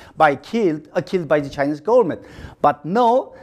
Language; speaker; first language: English; non-native, learner; Chinese